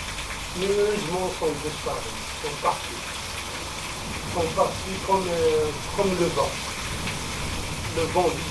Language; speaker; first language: French; non-native, local second language; Arabic